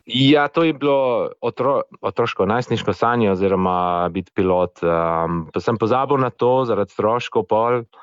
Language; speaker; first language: Slovenian; non-native, fluent; English